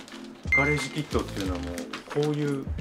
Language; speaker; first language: Japanese; native; Japanese